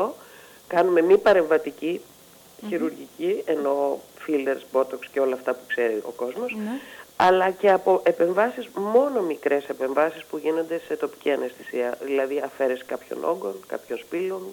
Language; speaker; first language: Greek; native; Greek